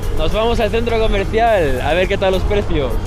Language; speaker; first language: Spanish; native; Spanish